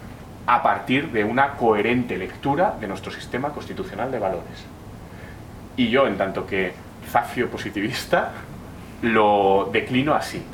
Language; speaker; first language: Spanish; native; Spanish